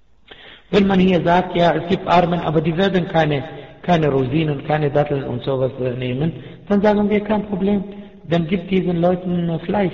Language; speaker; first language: German; non-native, fluent; Arabic